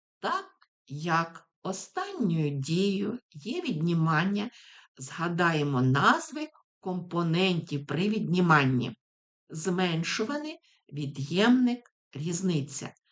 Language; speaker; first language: Ukrainian; native; Ukrainian